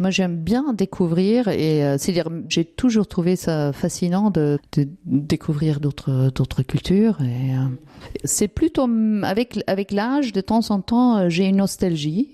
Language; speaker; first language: French; non-native, fluent; German